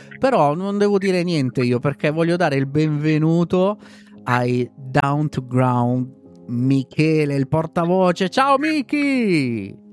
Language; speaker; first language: Italian; native; Italian